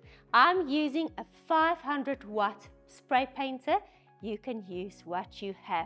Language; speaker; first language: English; non-native, local second language; Afrikaans